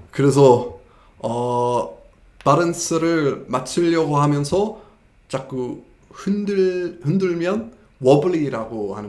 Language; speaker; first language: Korean; non-native, fluent; English